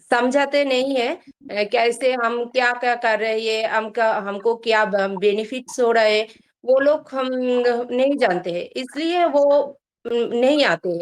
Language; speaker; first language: Hindi; non-native, local second language; Bangla